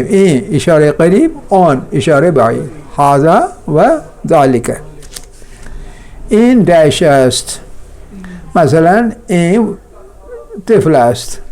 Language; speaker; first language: Persian; non-native, fluent; Kashmiri